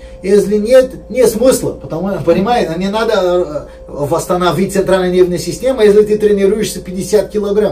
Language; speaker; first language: Russian; non-native, learner; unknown